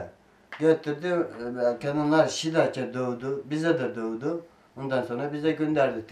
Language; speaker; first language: Turkish; non-native, learner; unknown